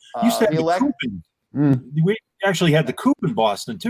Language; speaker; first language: English; native; English